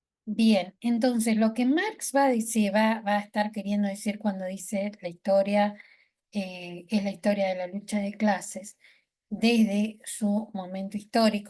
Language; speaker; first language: Spanish; native; Spanish